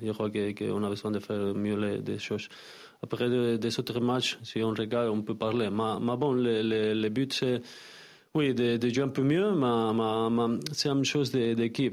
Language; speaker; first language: French; non-native, learner; Spanish